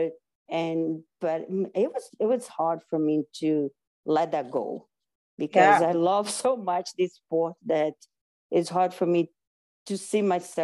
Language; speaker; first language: English; non-native, fluent; Portuguese